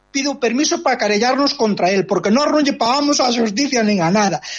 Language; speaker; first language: Spanish; non-native, local second language; Galician